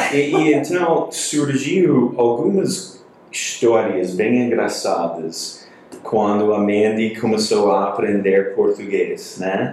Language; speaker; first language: Portuguese; non-native, fluent; English